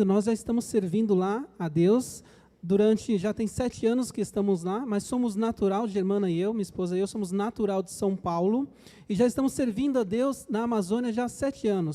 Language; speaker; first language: Portuguese; native; Portuguese